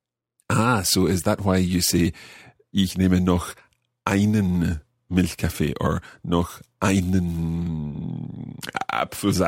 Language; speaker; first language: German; non-native, learner; English